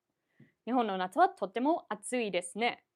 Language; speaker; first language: Japanese; non-native, fluent; English